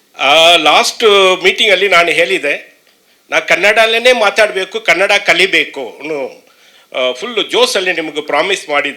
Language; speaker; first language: Kannada; non-native, learner; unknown